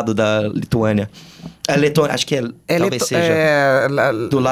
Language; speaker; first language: Portuguese; non-native, fluent; English